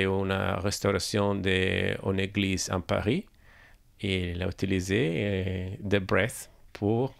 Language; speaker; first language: French; non-native, learner; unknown